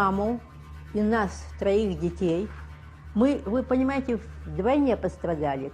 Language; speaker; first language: Russian; native; Russian